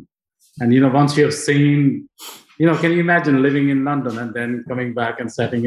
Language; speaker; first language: English; non-native, local second language; Punjabi